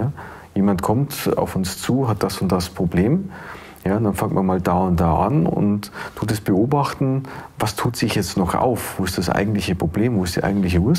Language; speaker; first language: German; native; German